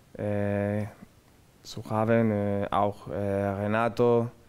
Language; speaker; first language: German; non-native, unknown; Spanish